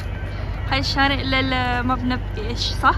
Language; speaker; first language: Arabic; non-native, learner; Malay